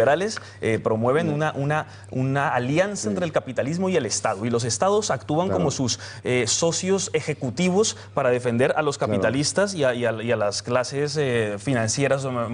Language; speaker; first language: Spanish; native; Spanish